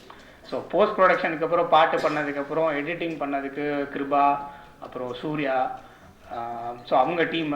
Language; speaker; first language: Tamil; native; Tamil